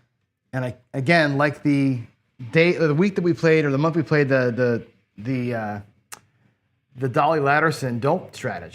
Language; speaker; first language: English; native; English